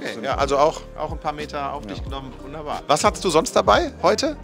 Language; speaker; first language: German; native; German